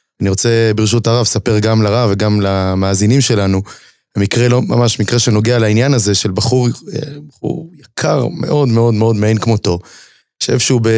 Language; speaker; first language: Hebrew; native; Hebrew